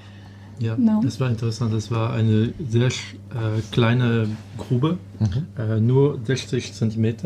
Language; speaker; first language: German; non-native, fluent; French